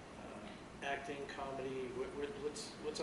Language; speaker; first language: English; native; English